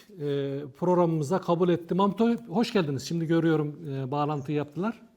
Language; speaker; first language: Turkish; native; Turkish